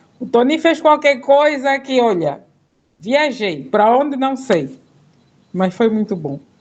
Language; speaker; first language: Portuguese; native; Portuguese